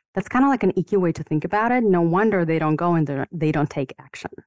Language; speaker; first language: English; non-native, fluent; Ukrainian